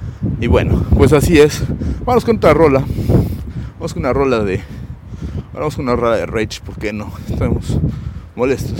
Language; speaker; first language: Spanish; native; Spanish